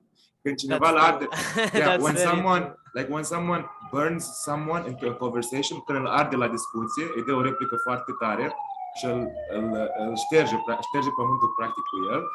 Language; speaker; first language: Romanian; non-native, fluent; Arabic